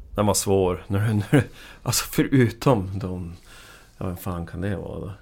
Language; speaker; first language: Swedish; native; Swedish